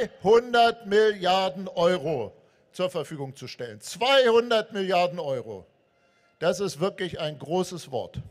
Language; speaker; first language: German; native; German